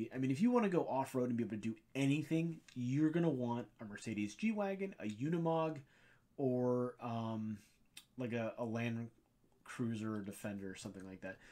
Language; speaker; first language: English; native; English